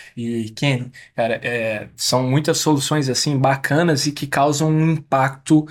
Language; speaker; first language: Portuguese; native; Portuguese